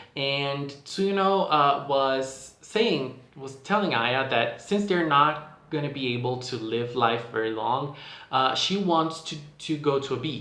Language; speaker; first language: English; non-native, fluent; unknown